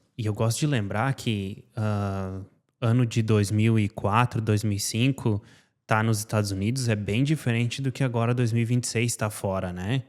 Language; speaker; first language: Portuguese; native; Portuguese